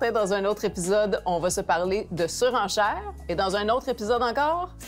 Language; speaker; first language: French; native; French